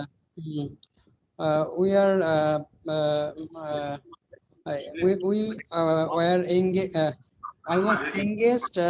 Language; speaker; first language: English; non-native, learner; Bangla